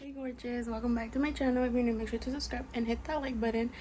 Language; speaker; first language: English; early bilingual, other home language; Spanish